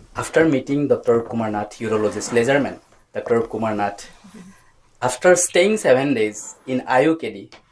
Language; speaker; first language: English; non-native, local second language; Assamese